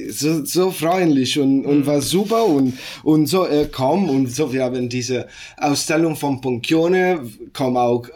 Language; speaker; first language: German; non-native, learner; Italian